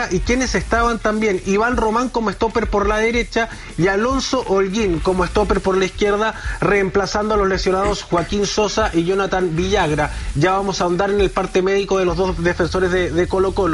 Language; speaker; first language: Spanish; native; Spanish